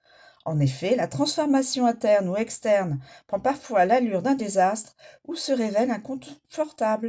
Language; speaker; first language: French; native; French